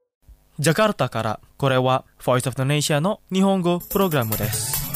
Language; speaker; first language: Japanese; non-native, fluent; Indonesian